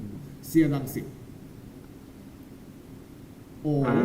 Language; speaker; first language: English; non-native, learner; Thai